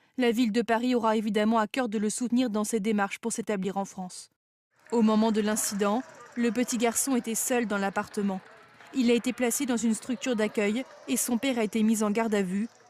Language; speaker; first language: French; native; French